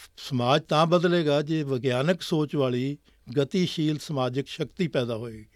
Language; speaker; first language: Punjabi; native; Punjabi